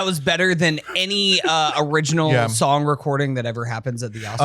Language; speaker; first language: English; native; English